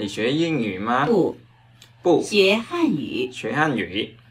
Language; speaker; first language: Chinese; non-native, learner; Vietnamese